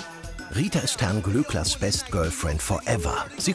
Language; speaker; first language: German; native; German